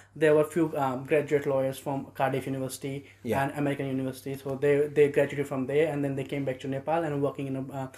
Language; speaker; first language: English; non-native, local second language; Nepali